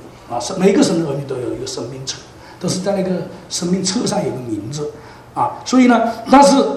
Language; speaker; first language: Chinese; native; Chinese